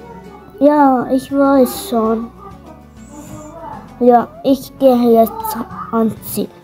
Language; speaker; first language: German; non-native, learner; Arabic